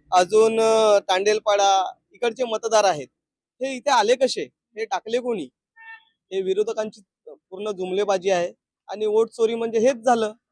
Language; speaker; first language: Marathi; native; Marathi